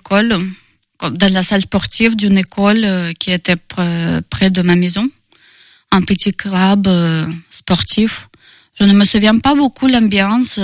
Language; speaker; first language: French; non-native, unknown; Russian